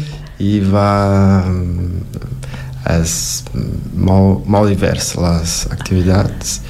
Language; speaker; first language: Catalan; non-native, local second language; Spanish